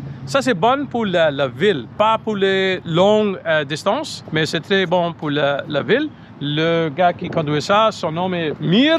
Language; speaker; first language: French; non-native, local second language; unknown